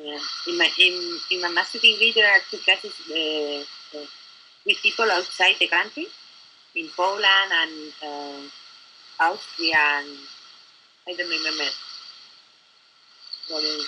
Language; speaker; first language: English; non-native, learner; Spanish